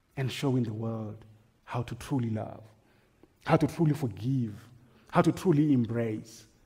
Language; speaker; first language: English; non-native, local second language; Northern Sotho